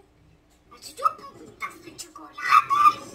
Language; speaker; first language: Spanish; early bilingual, other home language; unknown